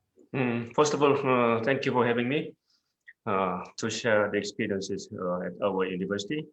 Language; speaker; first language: English; non-native, fluent; Korean